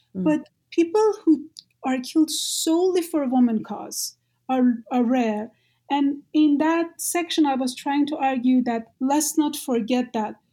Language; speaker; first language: English; non-native, fluent; Persian